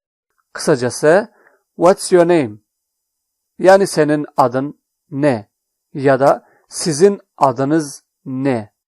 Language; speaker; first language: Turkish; non-native, fluent; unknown